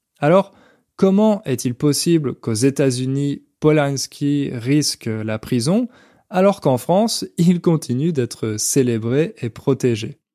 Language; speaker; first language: French; native; French